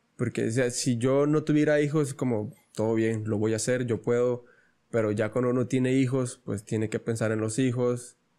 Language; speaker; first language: Spanish; native; Spanish